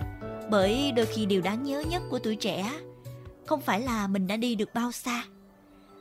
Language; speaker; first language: Vietnamese; native; Vietnamese